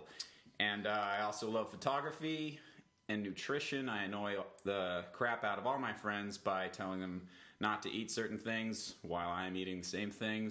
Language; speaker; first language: English; native; English